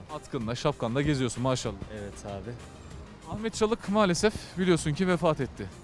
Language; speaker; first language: Turkish; native; Turkish